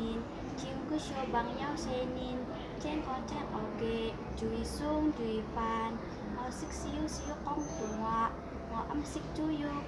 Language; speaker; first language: Cantonese; non-native, learner; Indonesian